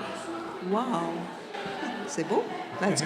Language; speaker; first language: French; non-native, learner; English